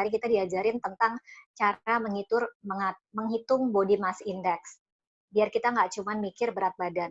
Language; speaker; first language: Indonesian; native; Indonesian